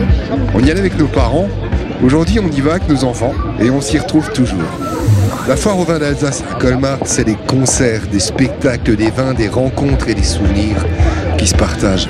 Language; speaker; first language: French; native; French